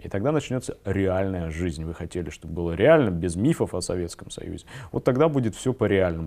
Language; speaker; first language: Russian; native; Russian